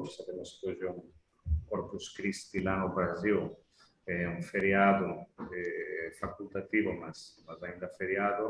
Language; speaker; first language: Portuguese; non-native, fluent; Catalan